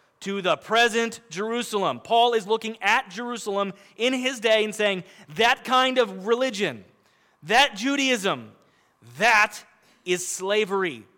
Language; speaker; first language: English; native; English